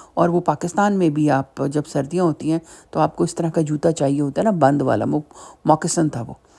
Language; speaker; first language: Urdu; native; Urdu